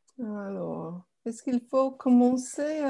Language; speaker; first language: French; non-native, fluent; English